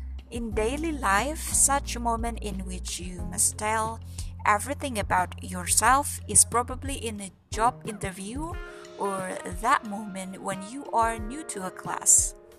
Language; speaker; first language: English; non-native, fluent; Indonesian